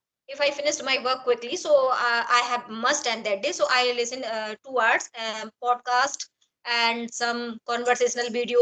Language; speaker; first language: English; non-native, learner; Hindi